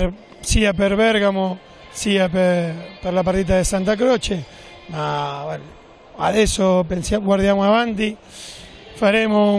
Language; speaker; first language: Italian; non-native, fluent; Spanish